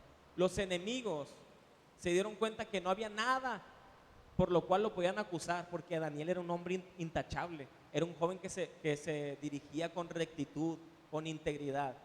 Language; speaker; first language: Spanish; native; Spanish